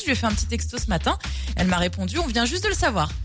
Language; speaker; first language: French; native; French